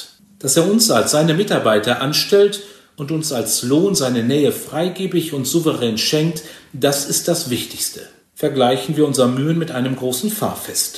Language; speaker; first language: German; native; German